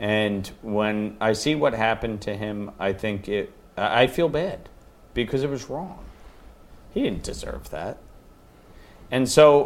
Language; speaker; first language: English; native; English